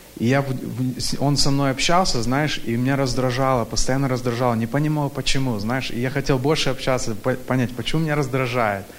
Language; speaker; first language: Russian; early bilingual, heritage; Russian